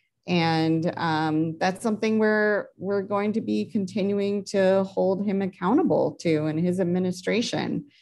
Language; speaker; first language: English; native; English